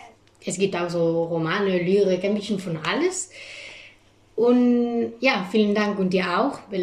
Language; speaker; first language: German; non-native, fluent; Spanish